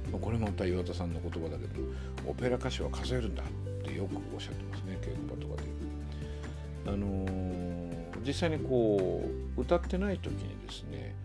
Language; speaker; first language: Japanese; native; Japanese